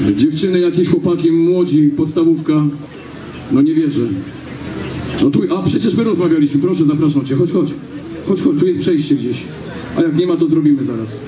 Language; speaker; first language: Polish; native; Polish